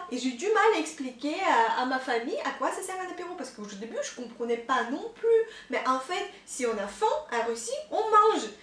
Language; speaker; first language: French; non-native, fluent; Russian